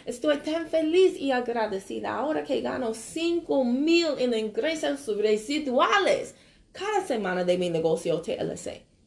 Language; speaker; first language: Spanish; non-native, learner; English